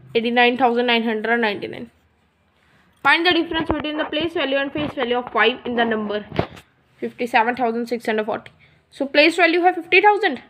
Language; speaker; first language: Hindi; non-native, local second language; Punjabi